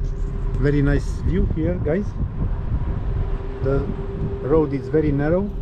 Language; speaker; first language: English; non-native, learner; Romanian